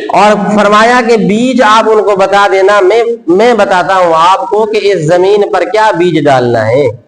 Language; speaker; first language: Urdu; non-native, local second language; Sindhi